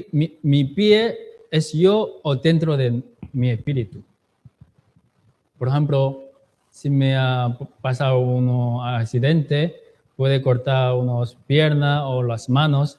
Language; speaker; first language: Spanish; non-native, fluent; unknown